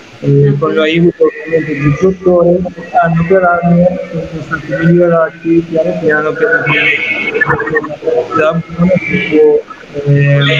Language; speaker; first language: Italian; non-native, fluent; Arabic